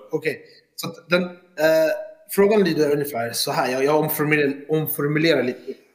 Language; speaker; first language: Swedish; early bilingual, other home language; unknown